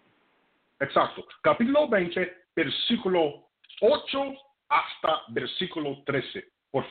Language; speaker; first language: Spanish; non-native, fluent; English